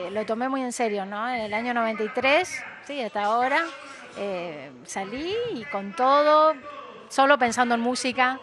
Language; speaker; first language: Spanish; native; Spanish